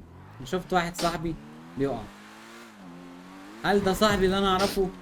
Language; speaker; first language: Arabic; native; Arabic